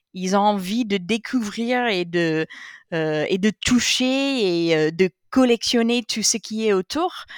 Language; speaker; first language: French; non-native, fluent; English